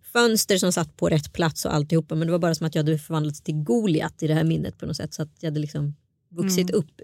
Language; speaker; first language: Swedish; early bilingual, other home language; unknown